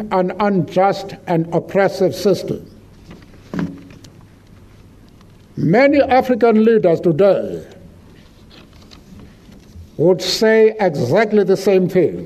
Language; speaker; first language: English; non-native, local second language; Xhosa